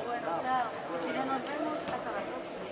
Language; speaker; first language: Spanish; native; Spanish